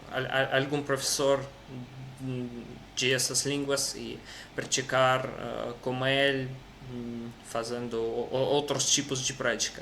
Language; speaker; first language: Portuguese; non-native, learner; Russian